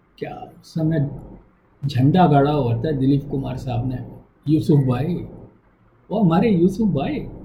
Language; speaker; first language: Hindi; non-native, local second language; Tamil